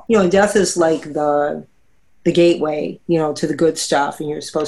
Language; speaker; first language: English; native; English